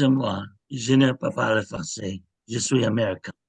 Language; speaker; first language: French; non-native, learner; English